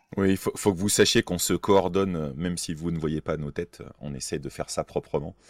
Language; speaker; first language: French; native; French